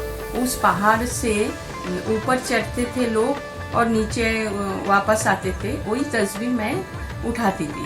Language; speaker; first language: Hindi; non-native, local second language; Bangla